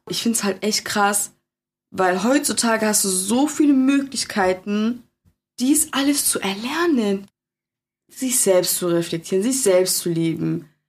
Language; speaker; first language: German; early bilingual, other home language; Turkish